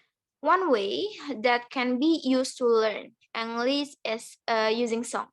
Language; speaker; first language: English; non-native, learner; Indonesian